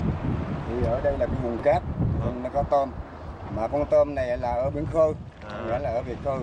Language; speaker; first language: Vietnamese; native; Vietnamese